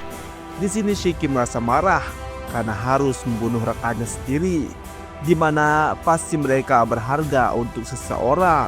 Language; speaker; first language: Indonesian; native; Indonesian